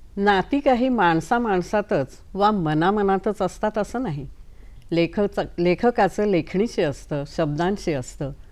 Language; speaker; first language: Marathi; native; Marathi